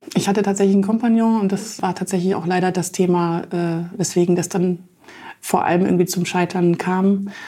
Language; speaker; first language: German; native; German